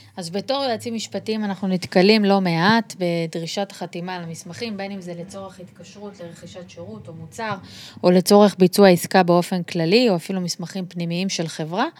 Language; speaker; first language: Hebrew; native; Hebrew